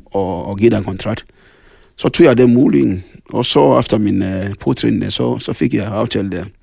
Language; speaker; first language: Danish; non-native, fluent; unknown